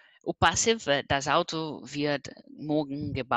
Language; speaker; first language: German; non-native, learner; Portuguese